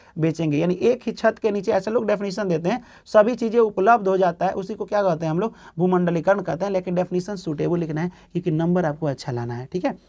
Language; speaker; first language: Hindi; native; Hindi